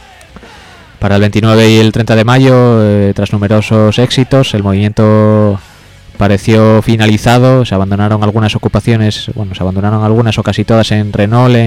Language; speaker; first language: Spanish; native; Spanish